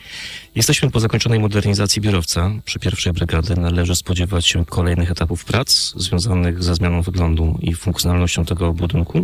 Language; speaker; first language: Polish; native; Polish